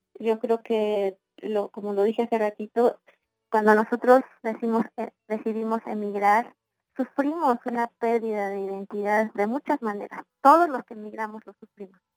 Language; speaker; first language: Spanish; native; Spanish